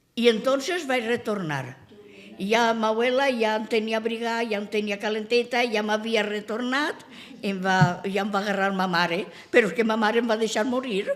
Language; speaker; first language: Catalan; native; Catalan